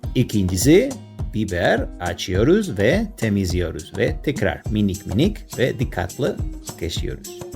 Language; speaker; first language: Turkish; non-native, learner; Spanish